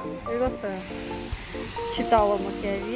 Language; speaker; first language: Russian; early bilingual, heritage; Russian